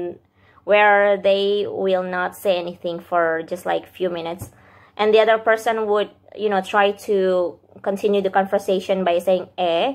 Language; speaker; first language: English; non-native, fluent; Indonesian